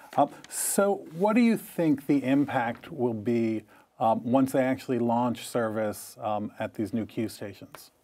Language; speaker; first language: English; native; English